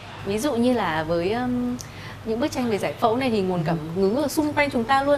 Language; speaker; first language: Vietnamese; native; Vietnamese